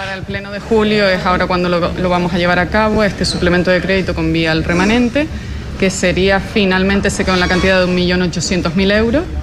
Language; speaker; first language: Spanish; native; Spanish